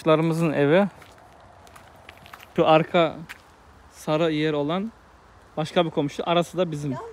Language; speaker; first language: Turkish; native; Turkish